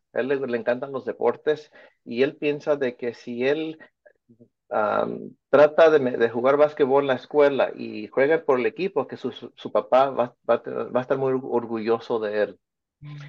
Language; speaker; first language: Spanish; early bilingual, heritage; Spanish